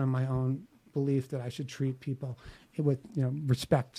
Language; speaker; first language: English; native; English